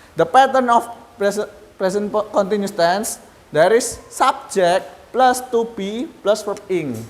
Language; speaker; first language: English; non-native, learner; Indonesian